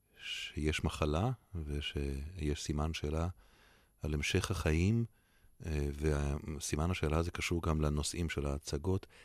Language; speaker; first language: Hebrew; native; Hebrew